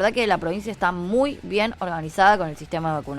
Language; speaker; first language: Spanish; native; Spanish